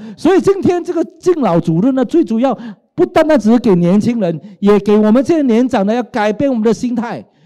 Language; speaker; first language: Chinese; non-native, local second language; Cantonese